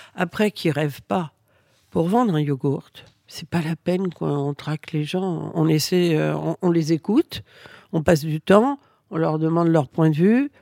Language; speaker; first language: French; early bilingual, other home language; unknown